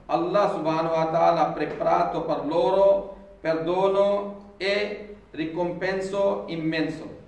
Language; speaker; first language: Italian; non-native, fluent; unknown